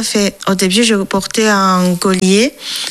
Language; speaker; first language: French; non-native, learner; Chinese